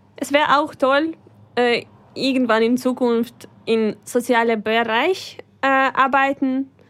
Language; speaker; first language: German; non-native, fluent; Ukrainian